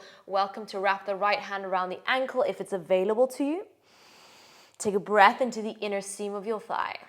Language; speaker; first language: English; native; English